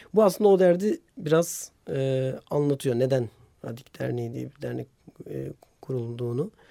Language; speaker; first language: Turkish; non-native, local second language; Armenian